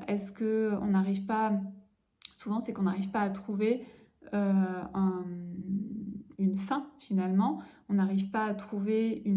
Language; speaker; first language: French; native; French